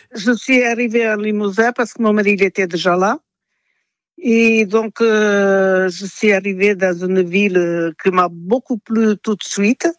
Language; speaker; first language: French; non-native, fluent; Portuguese